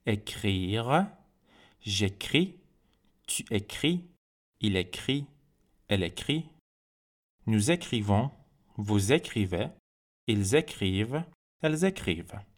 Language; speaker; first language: French; non-native, fluent; Persian